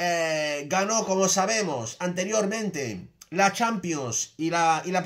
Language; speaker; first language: Spanish; native; Spanish